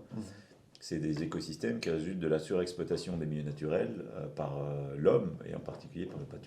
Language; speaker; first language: French; native; French